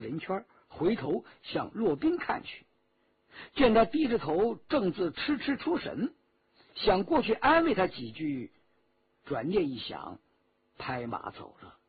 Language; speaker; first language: Chinese; native; Chinese